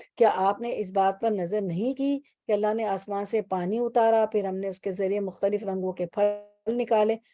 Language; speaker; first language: Urdu; native; Urdu